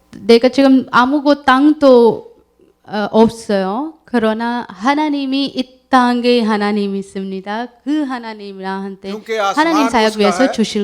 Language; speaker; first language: Korean; non-native, learner; Urdu